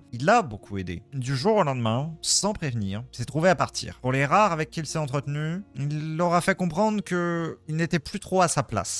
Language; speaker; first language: French; native; French